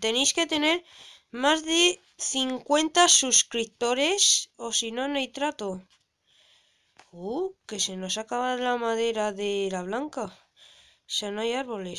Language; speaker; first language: Spanish; native; Spanish